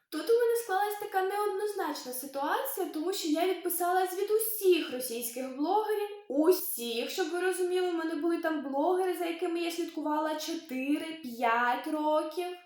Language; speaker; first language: Ukrainian; native; Ukrainian